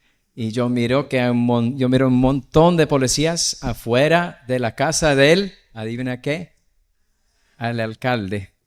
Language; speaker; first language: Spanish; non-native, fluent; English